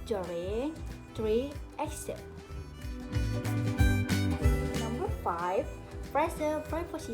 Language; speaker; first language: English; non-native, learner; Indonesian